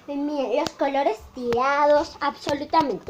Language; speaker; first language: Spanish; native; Spanish